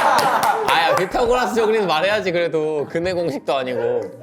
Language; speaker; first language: Korean; native; Korean